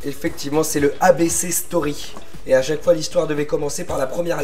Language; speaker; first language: French; native; French